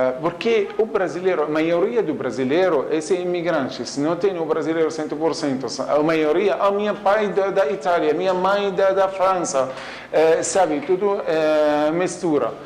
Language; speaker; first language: Portuguese; non-native, learner; Arabic